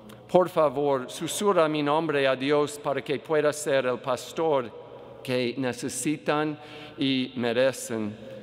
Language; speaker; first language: Spanish; non-native, learner; English